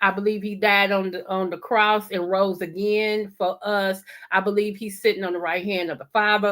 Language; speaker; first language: English; native; English